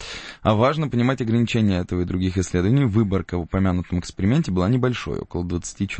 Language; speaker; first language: Russian; native; Russian